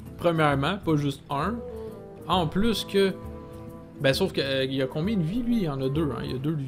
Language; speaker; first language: French; native; French